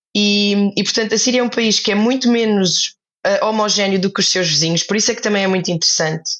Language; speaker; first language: Portuguese; native; Portuguese